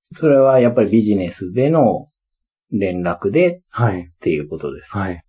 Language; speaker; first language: Japanese; native; Japanese